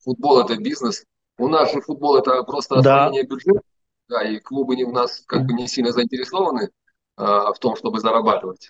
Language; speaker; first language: Russian; native; Russian